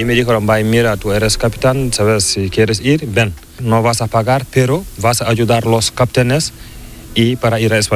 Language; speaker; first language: Spanish; non-native, learner; Fula